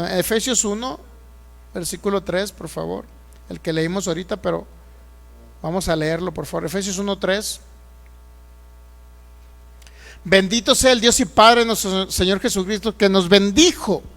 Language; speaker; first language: Spanish; native; Spanish